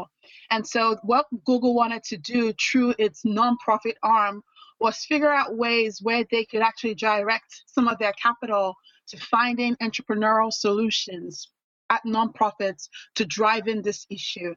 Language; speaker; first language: English; non-native, local second language; Yoruba